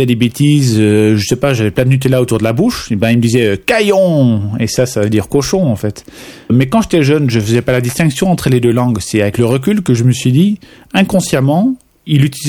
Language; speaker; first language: French; non-native, fluent; Dutch